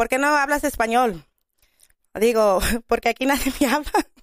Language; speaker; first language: Spanish; early bilingual, other home language; English